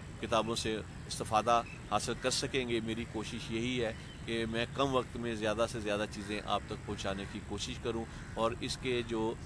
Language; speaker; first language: Urdu; non-native, local second language; Punjabi